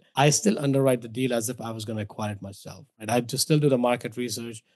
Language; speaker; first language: English; non-native, local second language; Hindi